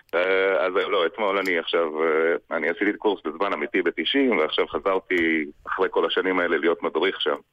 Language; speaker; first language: Hebrew; native; Hebrew